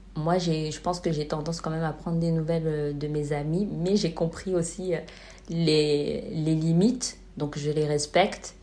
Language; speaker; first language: French; native; French